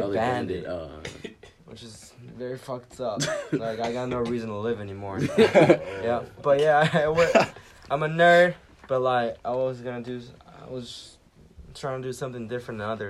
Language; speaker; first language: English; early bilingual, other home language; Japanese